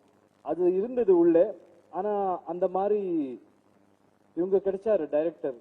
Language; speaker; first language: Tamil; non-native, learner; Kannada